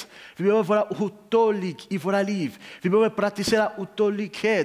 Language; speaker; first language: Swedish; non-native, learner; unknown